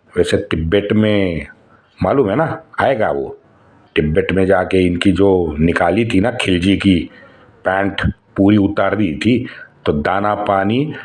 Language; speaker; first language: Hindi; non-native, local second language; Marathi